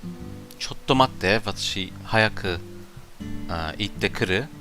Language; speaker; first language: Japanese; non-native, learner; German